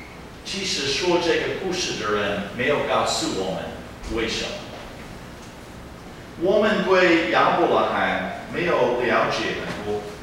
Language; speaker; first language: Chinese; non-native, fluent; English